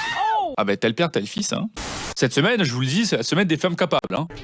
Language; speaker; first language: French; native; French